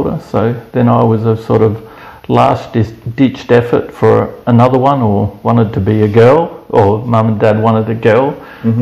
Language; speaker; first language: English; native; English